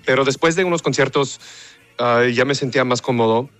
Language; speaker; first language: Spanish; early bilingual, other home language; English